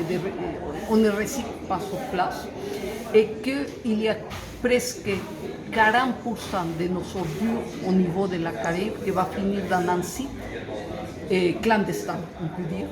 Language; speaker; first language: French; non-native, fluent; Spanish